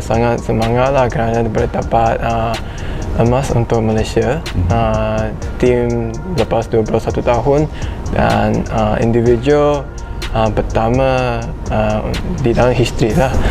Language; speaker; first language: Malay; non-native, local second language; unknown